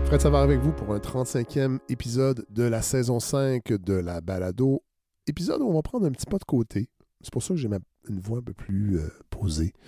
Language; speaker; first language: French; native; French